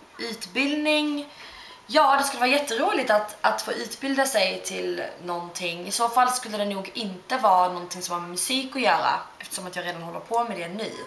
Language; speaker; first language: Swedish; early bilingual, other home language; Turkish